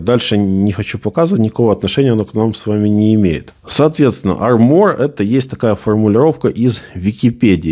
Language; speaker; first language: Russian; native; Russian